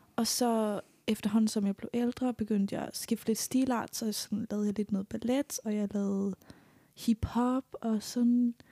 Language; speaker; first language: Danish; native; Danish